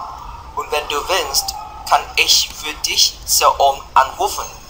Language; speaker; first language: German; non-native, learner; Vietnamese